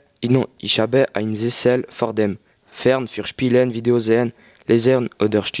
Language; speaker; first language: German; non-native, learner; French